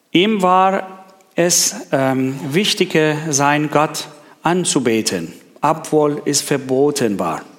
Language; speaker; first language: German; non-native, learner; Persian